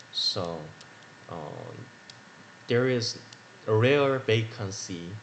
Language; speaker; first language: English; non-native, learner; Korean